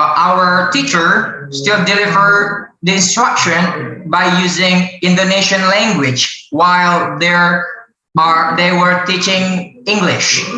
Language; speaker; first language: English; non-native, learner; Indonesian